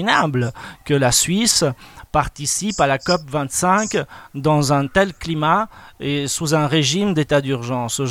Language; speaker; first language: French; non-native, fluent; Spanish